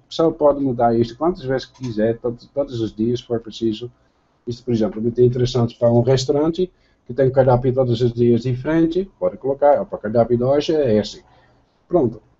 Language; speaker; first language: Portuguese; non-native, fluent; Dutch